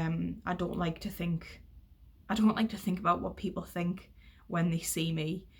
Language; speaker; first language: English; native; English